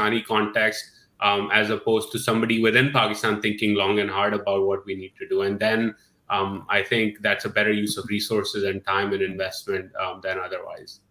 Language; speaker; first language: English; non-native, local second language; Urdu